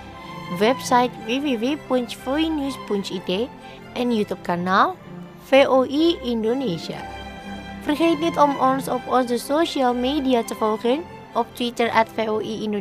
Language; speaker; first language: Dutch; non-native, learner; Indonesian